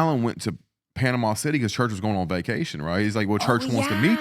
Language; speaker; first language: English; native; English